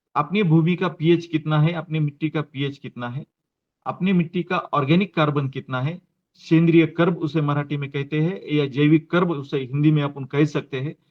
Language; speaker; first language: Hindi; non-native, local second language; Marathi